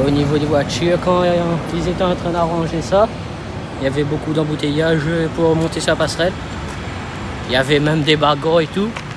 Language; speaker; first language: French; non-native, local second language; Réunion Creole French